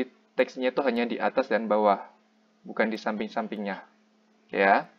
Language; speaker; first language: Indonesian; native; Indonesian